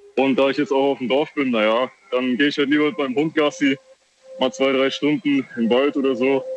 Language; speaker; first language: German; native; German